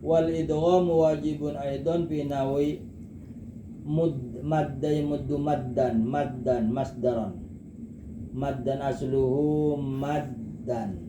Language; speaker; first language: Arabic; non-native, fluent; Indonesian